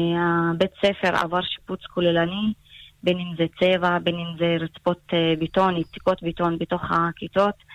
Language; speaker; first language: Hebrew; non-native, local second language; Arabic